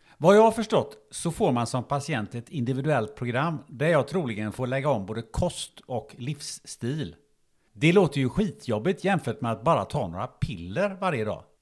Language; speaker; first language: Swedish; native; Swedish